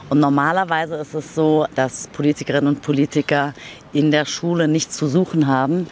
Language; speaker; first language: German; early bilingual, other home language; Turkish